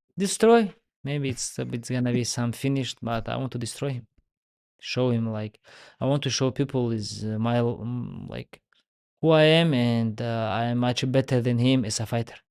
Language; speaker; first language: English; non-native, learner; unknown